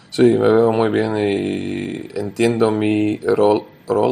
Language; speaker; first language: Spanish; non-native, learner; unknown